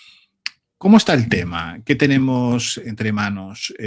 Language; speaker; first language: Spanish; native; Spanish